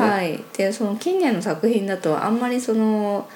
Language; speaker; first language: Japanese; native; Japanese